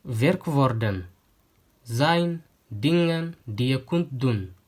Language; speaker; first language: Dutch; non-native, fluent; Tigrinya